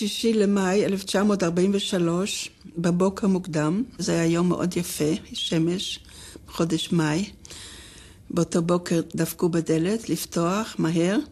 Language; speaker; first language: Hebrew; non-native, fluent; Dutch